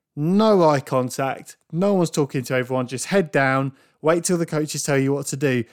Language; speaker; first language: English; native; English